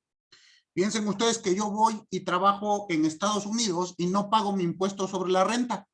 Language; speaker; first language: Spanish; native; Spanish